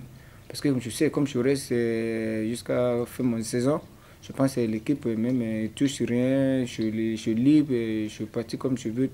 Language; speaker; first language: French; non-native, learner; English